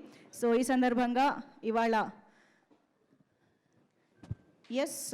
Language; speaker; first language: Telugu; native; Telugu